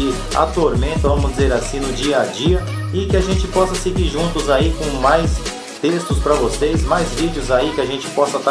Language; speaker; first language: Portuguese; native; Portuguese